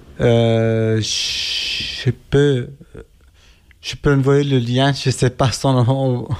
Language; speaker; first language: French; non-native, learner; Kurdish